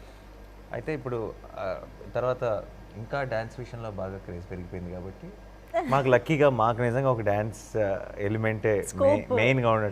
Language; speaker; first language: Telugu; native; Telugu